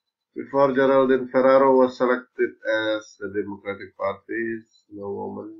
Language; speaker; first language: English; non-native, fluent; Indonesian